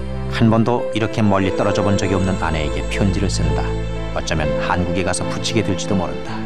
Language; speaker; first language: Korean; native; Korean